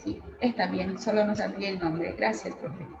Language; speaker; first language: Spanish; non-native, fluent; Portuguese